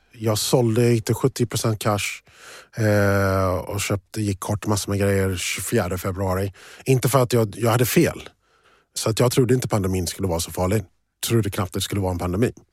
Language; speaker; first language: Swedish; early bilingual, other home language; English